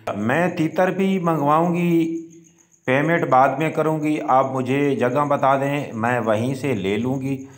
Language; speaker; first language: Urdu; non-native, local second language; Punjabi